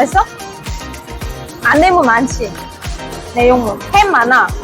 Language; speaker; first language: Korean; non-native, learner; Vietnamese